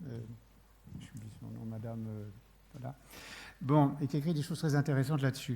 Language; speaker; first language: French; native; French